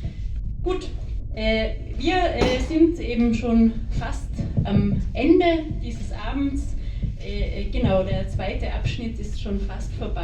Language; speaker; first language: German; native; German